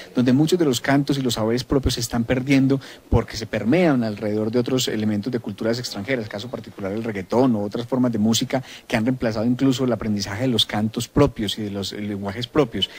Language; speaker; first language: Spanish; native; Spanish